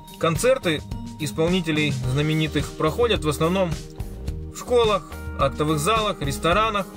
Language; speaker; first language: Russian; native; Russian